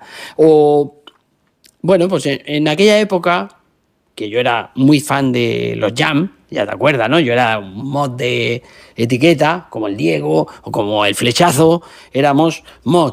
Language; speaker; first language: Spanish; native; Spanish